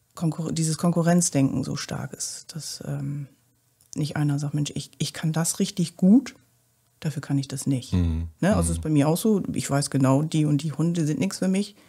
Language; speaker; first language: German; native; German